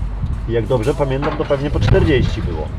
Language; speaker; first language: Polish; native; Polish